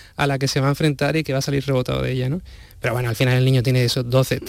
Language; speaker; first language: Spanish; native; Spanish